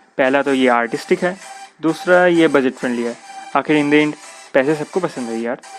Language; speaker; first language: Hindi; non-native, local second language; Bangla